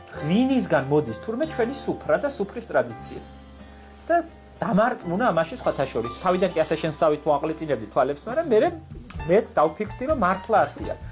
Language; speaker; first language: Georgian; native; Georgian